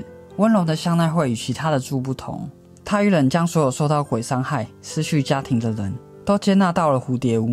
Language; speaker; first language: Chinese; native; Chinese